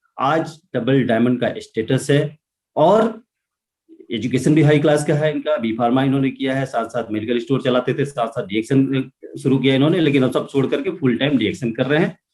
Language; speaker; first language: Hindi; native; Hindi